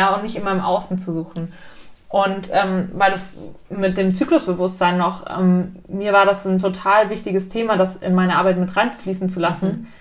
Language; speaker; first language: German; native; German